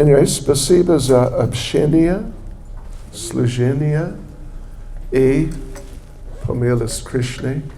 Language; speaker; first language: Russian; non-native, learner; English